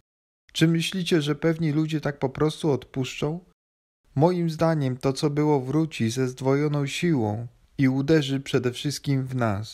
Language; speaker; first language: Polish; native; Polish